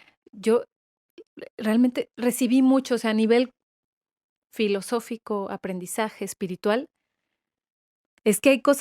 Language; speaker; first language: Spanish; native; Spanish